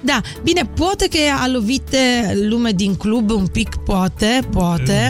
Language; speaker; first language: Romanian; non-native, fluent; Italian